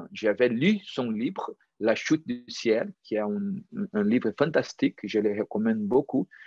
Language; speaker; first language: French; non-native, fluent; Portuguese